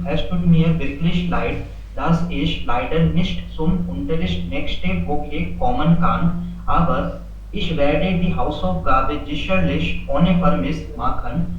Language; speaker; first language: German; non-native, learner; Hindi